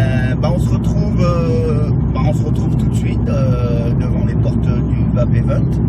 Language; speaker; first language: French; native; French